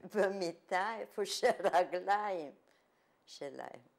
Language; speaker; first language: Hebrew; non-native, fluent; German